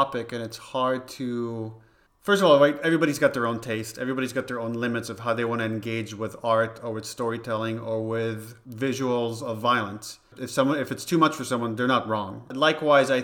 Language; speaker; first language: English; non-native, fluent; Hebrew